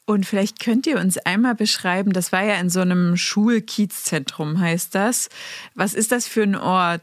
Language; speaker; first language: German; native; German